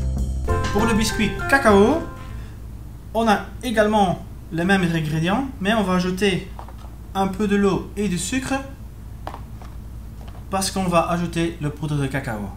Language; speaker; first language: French; native; French